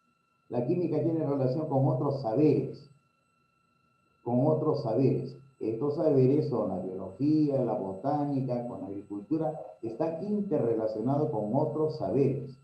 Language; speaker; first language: Spanish; native; Spanish